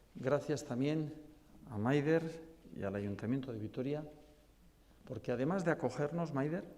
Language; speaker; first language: Spanish; non-native, local second language; Basque